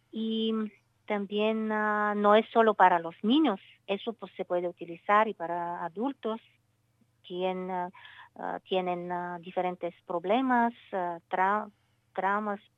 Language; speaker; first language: Spanish; non-native, learner; Bulgarian